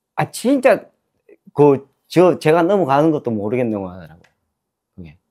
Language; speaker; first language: Korean; native; Korean